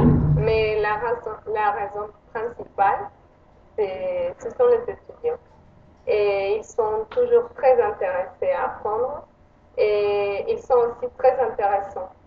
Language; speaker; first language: French; non-native, fluent; Spanish